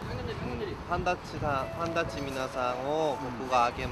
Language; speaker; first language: Japanese; non-native, learner; Korean